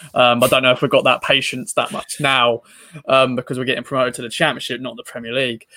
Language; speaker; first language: English; native; English